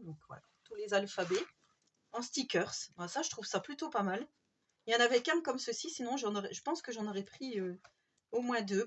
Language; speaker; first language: French; native; French